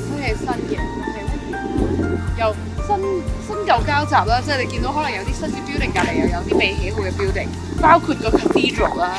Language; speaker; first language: Chinese; native; Chinese